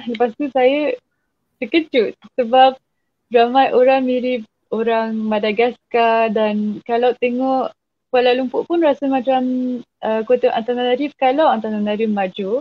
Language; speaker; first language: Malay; non-native, fluent; French